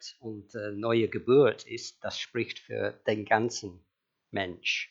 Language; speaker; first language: German; non-native, fluent; English